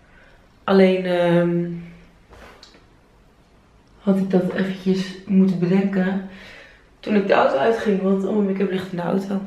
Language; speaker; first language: Dutch; native; Dutch